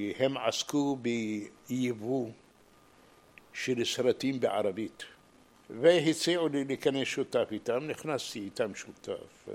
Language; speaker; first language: Hebrew; non-native, fluent; Arabic